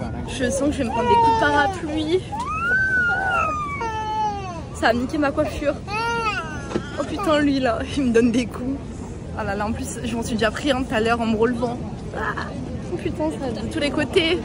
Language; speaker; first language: French; native; French